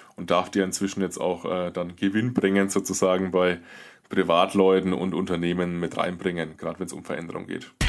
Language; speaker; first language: German; native; German